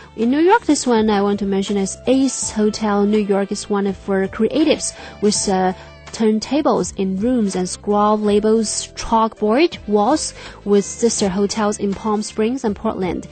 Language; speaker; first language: English; non-native, fluent; Chinese